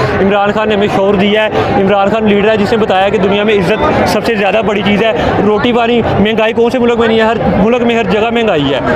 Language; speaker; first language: Urdu; non-native, local second language; Punjabi